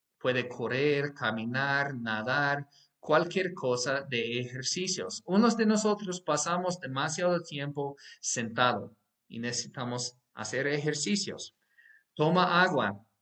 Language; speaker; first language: Spanish; non-native, fluent; English